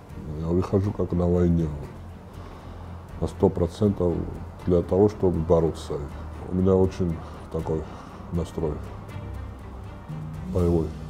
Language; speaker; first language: Russian; non-native, fluent; Georgian